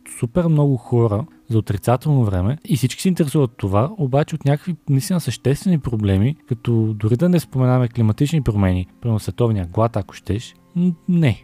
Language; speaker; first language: Bulgarian; native; Bulgarian